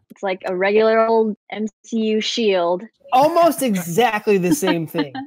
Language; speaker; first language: English; native; English